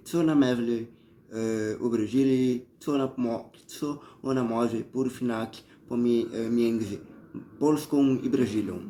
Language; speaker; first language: Polish; early bilingual, heritage; Portuguese